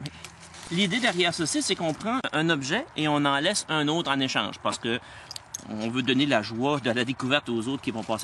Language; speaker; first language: French; native; French